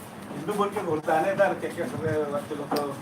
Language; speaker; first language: Hindi; non-native, local second language; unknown